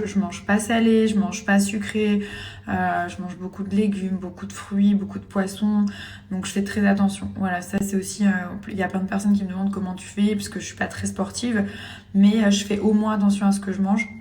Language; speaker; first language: French; native; French